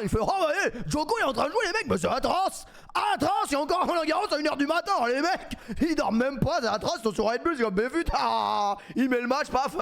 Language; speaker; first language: French; native; French